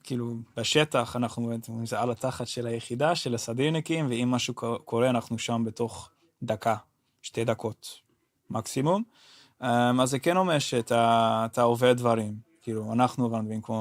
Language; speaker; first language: Hebrew; non-native, fluent; Dutch